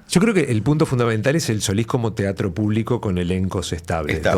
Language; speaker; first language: Spanish; native; Spanish